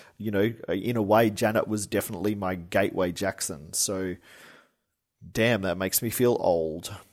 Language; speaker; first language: English; native; English